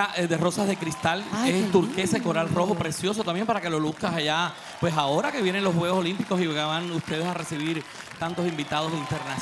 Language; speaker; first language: Spanish; native; Spanish